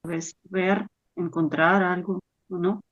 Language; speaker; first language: Spanish; non-native, learner; Russian